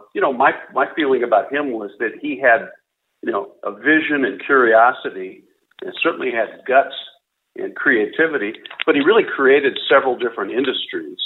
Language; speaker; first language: English; native; English